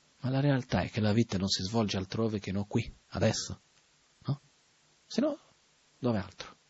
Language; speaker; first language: Italian; non-native, fluent; Portuguese